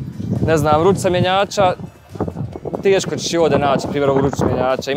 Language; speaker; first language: Bosnian; native; Bosnian